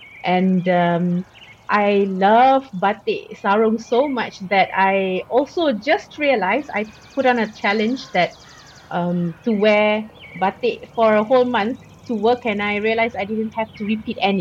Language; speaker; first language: English; non-native, local second language; Malay